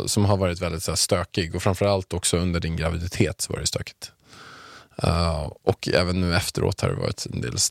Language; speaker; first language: Swedish; native; Swedish